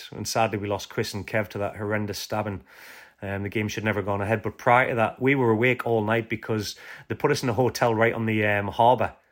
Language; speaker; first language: English; native; English